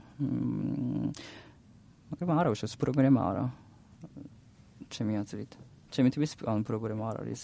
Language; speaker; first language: Georgian; non-native, learner; Japanese